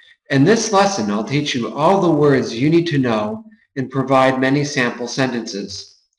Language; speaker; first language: English; native; English